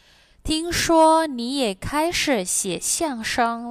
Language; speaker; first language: Chinese; non-native, fluent; Indonesian